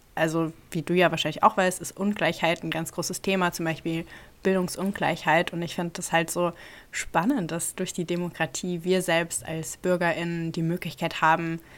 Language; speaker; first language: German; native; German